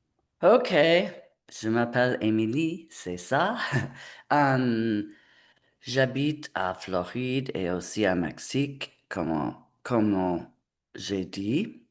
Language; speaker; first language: French; non-native, learner; English